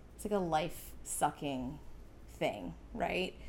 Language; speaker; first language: English; native; English